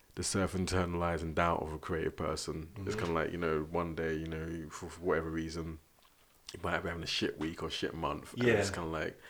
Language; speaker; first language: English; native; English